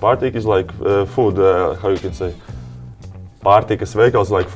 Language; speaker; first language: English; non-native, fluent; Latvian